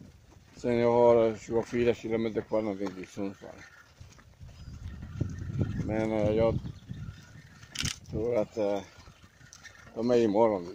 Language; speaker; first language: Swedish; non-native, learner; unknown